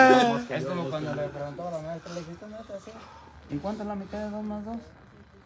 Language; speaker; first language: Spanish; native; Spanish